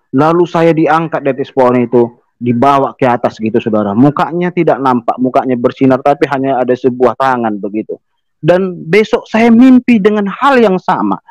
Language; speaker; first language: Indonesian; native; Indonesian